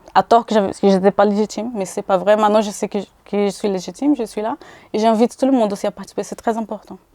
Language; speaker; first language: French; non-native, fluent; Portuguese